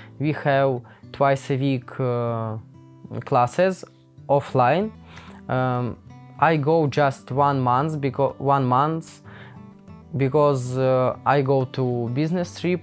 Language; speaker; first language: English; non-native, learner; Ukrainian